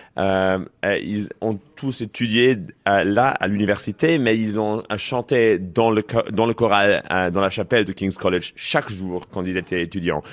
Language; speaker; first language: French; non-native, learner; English